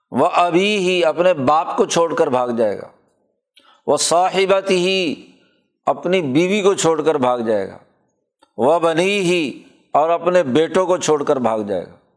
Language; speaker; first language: Urdu; non-native, local second language; Punjabi